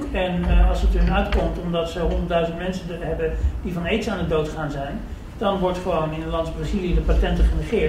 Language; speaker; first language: Dutch; native; Dutch